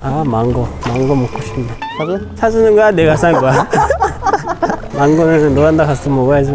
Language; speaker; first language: Korean; non-native, fluent; Kinyarwanda